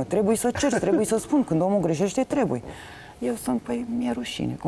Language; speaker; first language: Romanian; native; Romanian